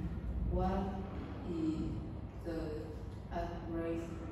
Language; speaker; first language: English; non-native, learner; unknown